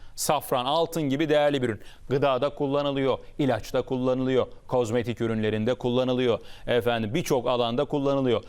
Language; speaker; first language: Turkish; native; Turkish